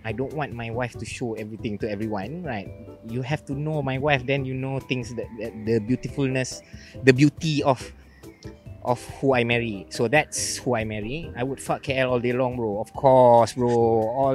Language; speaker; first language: English; non-native, local second language; Malay